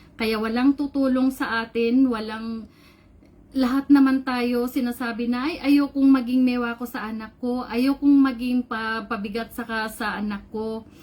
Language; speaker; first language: Filipino; non-native, local second language; Cebuano